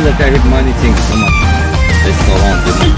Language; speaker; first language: English; non-native, learner; Arabic